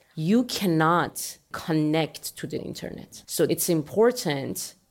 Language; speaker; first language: English; non-native, fluent; Persian